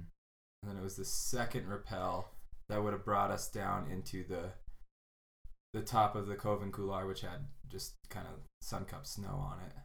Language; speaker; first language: English; native; English